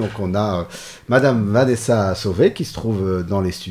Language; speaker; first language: French; native; French